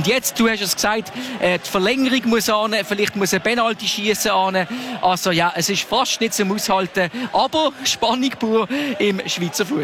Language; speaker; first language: German; native; German